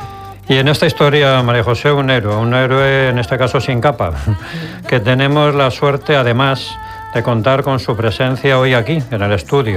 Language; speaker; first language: Spanish; native; Spanish